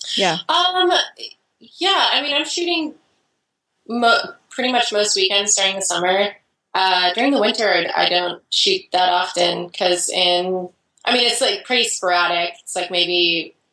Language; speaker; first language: English; native; English